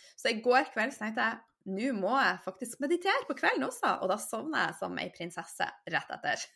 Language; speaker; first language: Norwegian; native; Norwegian